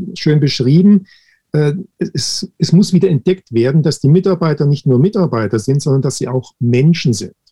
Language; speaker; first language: German; native; German